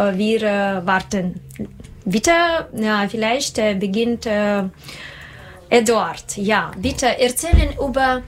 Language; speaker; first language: German; non-native, learner; Russian